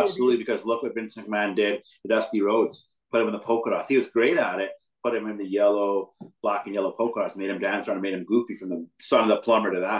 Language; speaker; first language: English; native; English